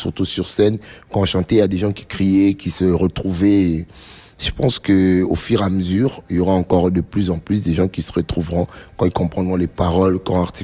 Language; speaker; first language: French; non-native, local second language; Lingala